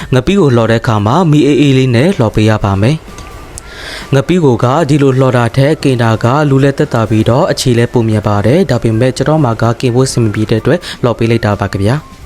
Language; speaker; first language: Burmese; native; Burmese